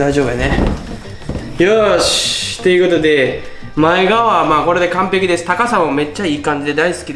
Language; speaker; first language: Japanese; native; Japanese